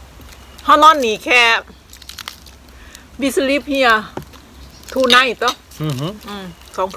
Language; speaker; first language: English; non-native, learner; Thai